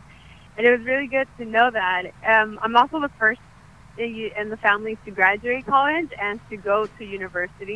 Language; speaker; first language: English; native; English